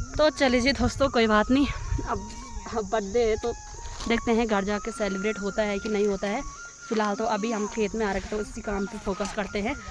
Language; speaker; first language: Hindi; non-native, local second language; Garhwali